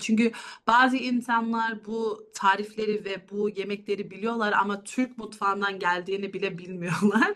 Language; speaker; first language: Turkish; early bilingual, heritage; Turkish